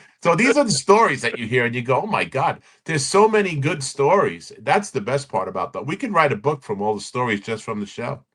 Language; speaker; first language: English; native; English